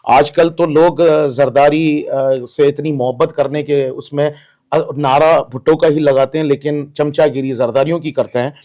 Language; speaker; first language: Urdu; non-native, local second language; Baluchi